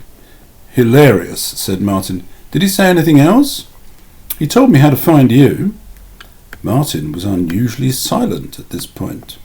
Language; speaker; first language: English; native; English